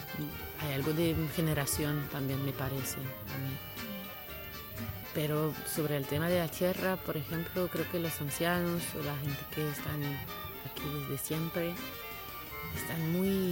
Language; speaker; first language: Spanish; non-native, fluent; French